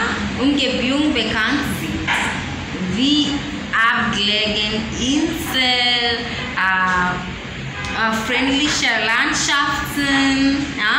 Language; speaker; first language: German; non-native, learner; English